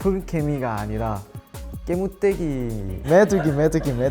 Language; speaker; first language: Korean; non-native, local second language; Thai